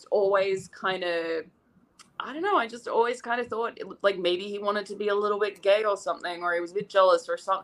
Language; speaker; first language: English; native; English